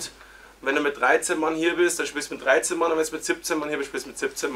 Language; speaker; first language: German; native; German